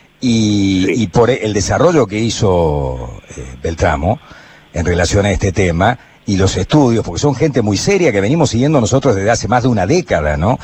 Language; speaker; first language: Spanish; native; Spanish